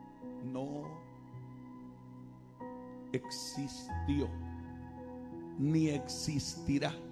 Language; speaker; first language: Spanish; native; Spanish